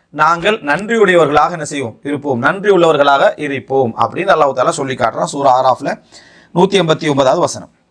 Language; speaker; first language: Tamil; native; Tamil